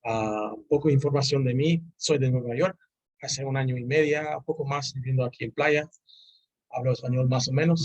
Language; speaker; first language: Spanish; non-native, learner; English